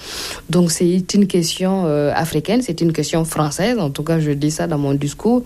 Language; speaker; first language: French; non-native, local second language; Mossi